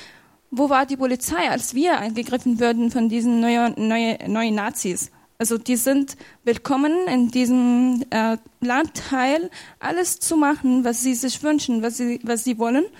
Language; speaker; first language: German; non-native, fluent; Arabic